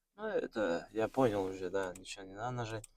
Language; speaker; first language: Russian; non-native, learner; Kyrgyz